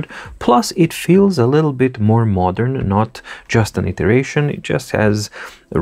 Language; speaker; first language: English; non-native, fluent; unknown